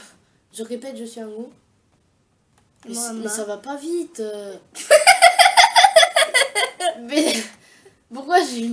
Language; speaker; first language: French; native; French